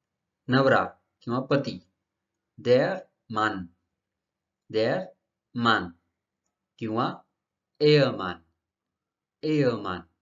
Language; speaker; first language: German; non-native, learner; Marathi